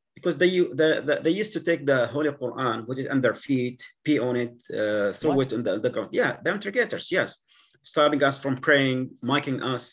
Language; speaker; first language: English; non-native, fluent; Arabic